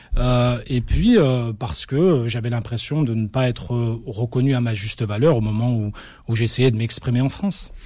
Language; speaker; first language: French; early bilingual, other home language; Arabic